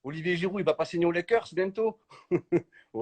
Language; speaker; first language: French; native; French